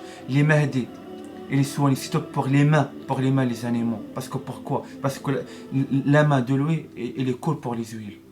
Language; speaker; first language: French; non-native, learner; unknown